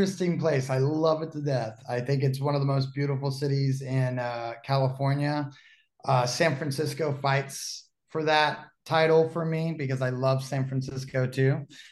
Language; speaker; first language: English; native; English